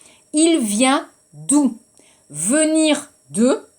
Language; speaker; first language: French; non-native, fluent; Korean